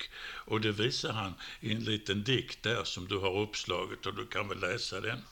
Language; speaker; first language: Swedish; native; Swedish